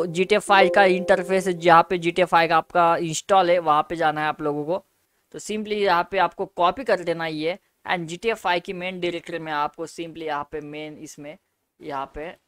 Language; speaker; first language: Hindi; native; Hindi